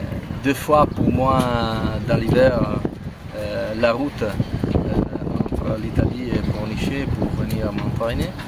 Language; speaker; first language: French; non-native, fluent; Italian